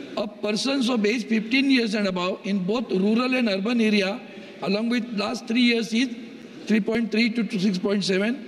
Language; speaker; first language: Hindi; non-native, local second language; Marathi